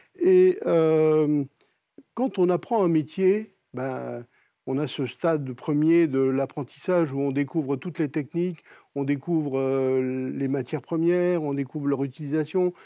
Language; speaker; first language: French; native; French